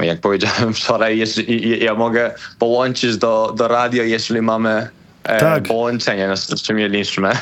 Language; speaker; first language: Polish; non-native, learner; Spanish